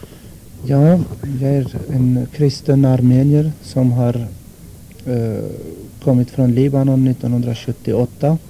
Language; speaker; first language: Swedish; non-native, fluent; Armenian